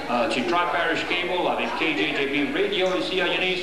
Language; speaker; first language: French; early bilingual, heritage; French